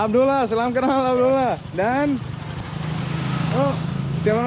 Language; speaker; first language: Indonesian; non-native, learner; Danish